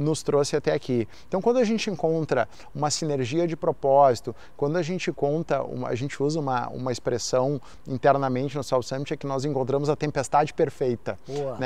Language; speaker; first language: Portuguese; native; Portuguese